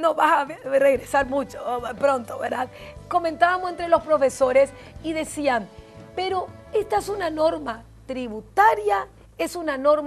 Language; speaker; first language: Spanish; native; Spanish